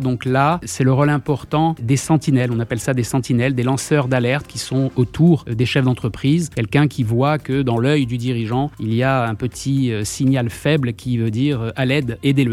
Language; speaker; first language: French; native; French